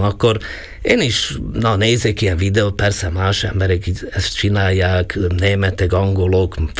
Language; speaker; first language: Hungarian; non-native, local second language; Slovak